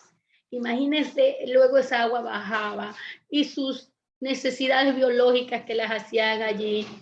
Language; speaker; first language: Spanish; native; Spanish